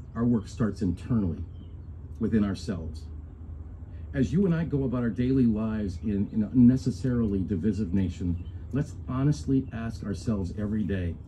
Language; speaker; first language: English; native; English